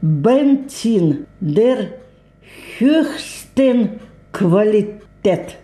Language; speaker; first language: German; non-native, learner; Russian